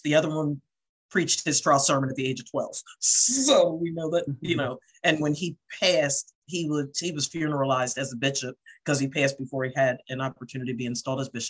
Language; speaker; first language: English; native; English